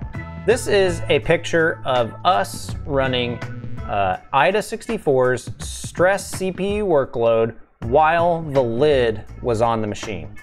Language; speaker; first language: English; native; English